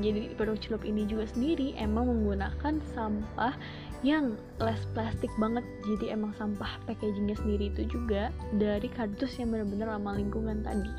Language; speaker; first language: Indonesian; native; Indonesian